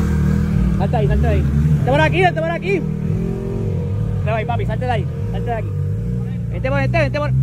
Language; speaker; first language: Spanish; native; Spanish